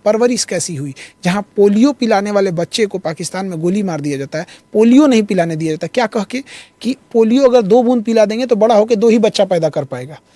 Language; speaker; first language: Hindi; native; Hindi